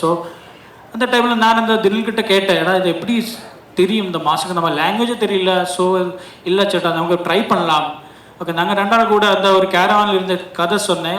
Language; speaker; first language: Tamil; non-native, learner; Malayalam